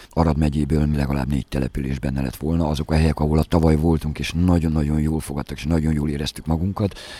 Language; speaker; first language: Hungarian; native; Hungarian